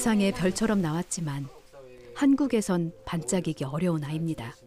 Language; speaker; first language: Korean; native; Korean